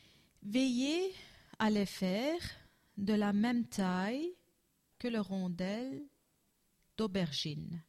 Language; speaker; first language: French; non-native, learner; Turkish